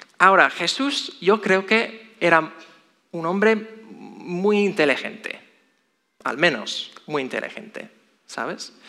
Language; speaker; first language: Spanish; non-native, fluent; English